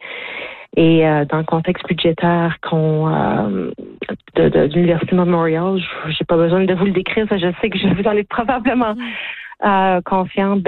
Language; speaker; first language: French; native; French